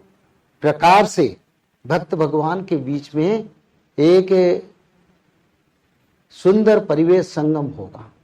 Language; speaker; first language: Hindi; non-native, local second language; Odia